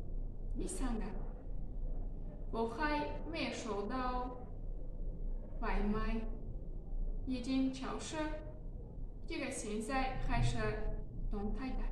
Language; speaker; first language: Chinese; non-native, learner; Tajik